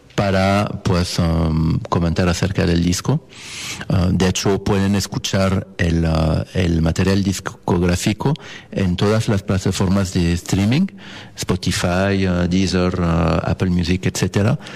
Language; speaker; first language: Spanish; non-native, fluent; French